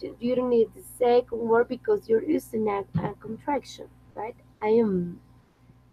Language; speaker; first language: English; non-native, fluent; Spanish